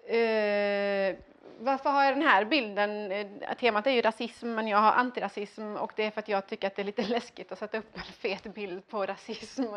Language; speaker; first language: Swedish; early bilingual, other home language; Persian